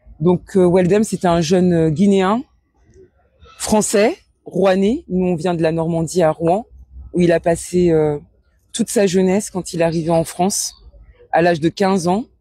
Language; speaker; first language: French; early bilingual, other home language; Wolof